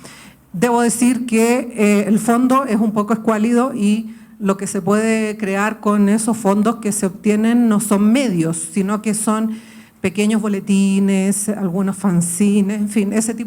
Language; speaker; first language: Spanish; native; Spanish